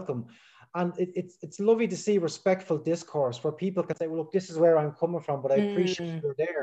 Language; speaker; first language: English; native; English